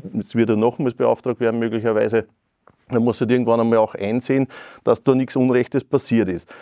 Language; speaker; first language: German; native; German